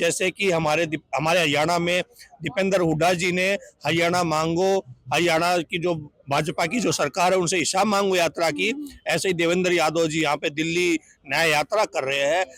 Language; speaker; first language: Hindi; native; Hindi